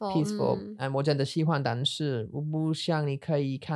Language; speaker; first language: Chinese; non-native, learner; English